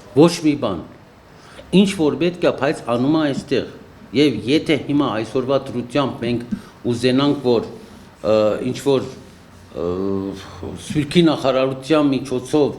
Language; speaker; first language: Armenian; native; Armenian